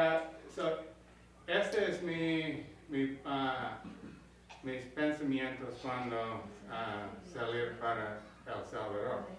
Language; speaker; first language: Spanish; non-native, learner; English